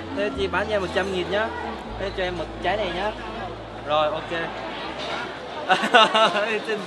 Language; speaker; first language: Vietnamese; early bilingual, heritage; Vietnamese